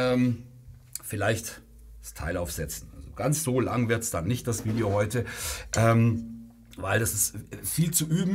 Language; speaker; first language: German; native; German